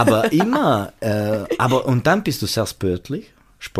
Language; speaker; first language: German; non-native, local second language; Italian